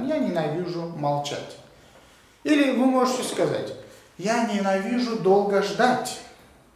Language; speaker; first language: Russian; non-native, local second language; Uzbek